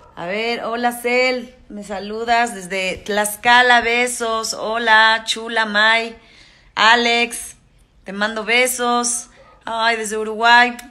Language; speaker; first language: Spanish; native; Spanish